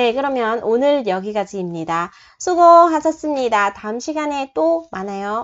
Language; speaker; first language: Korean; non-native, fluent; Vietnamese